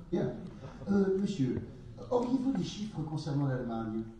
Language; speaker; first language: French; native; French